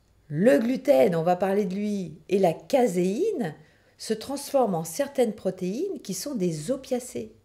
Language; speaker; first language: French; native; French